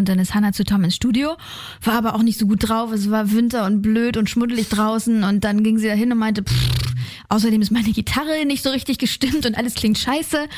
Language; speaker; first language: German; native; German